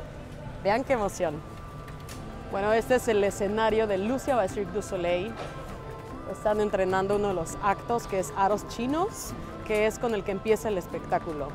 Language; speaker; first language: Spanish; native; Spanish